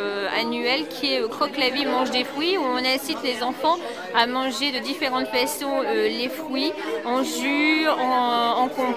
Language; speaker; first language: French; native; French